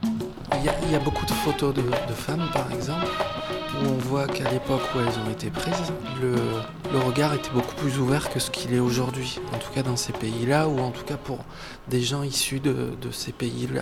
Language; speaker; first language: French; native; French